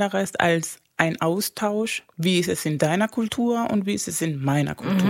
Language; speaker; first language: German; non-native, fluent; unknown